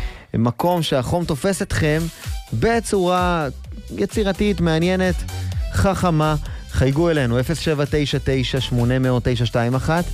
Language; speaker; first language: Hebrew; native; Hebrew